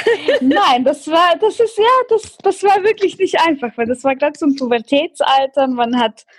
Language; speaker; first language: German; early bilingual, other home language; Russian